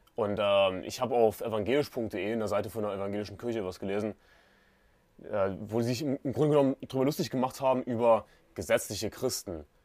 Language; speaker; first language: German; native; German